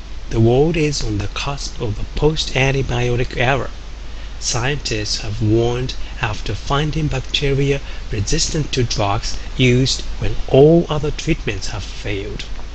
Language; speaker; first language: English; non-native, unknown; Japanese